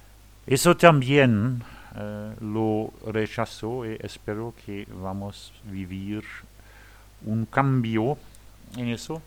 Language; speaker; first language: Spanish; non-native, learner; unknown